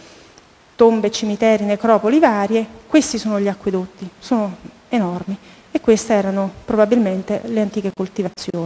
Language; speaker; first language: Italian; native; Italian